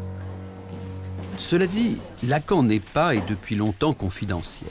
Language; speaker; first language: French; native; French